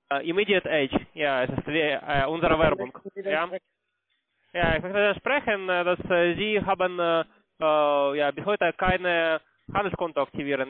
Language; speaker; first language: German; non-native, learner; Russian